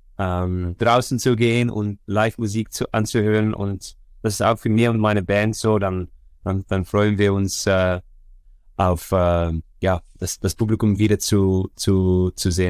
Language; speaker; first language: German; non-native, fluent; Dutch